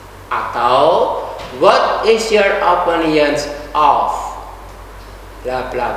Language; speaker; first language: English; non-native, fluent; Indonesian